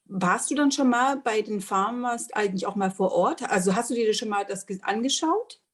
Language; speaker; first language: German; early bilingual, other home language; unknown